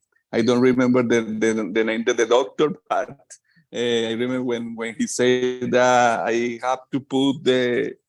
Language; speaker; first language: English; non-native, learner; Spanish